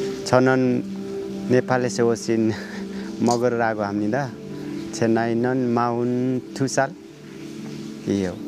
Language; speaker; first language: Korean; non-native, learner; Nepali